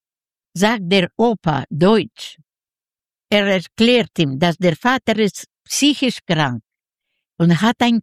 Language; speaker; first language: German; non-native, learner; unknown